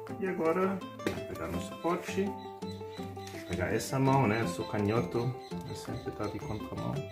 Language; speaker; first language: Portuguese; non-native, learner; German